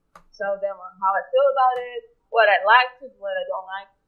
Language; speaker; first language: English; non-native, fluent; Portuguese